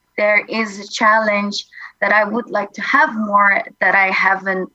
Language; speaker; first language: English; non-native, fluent; Indonesian